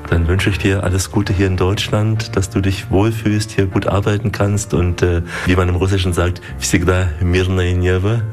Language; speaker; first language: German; native; German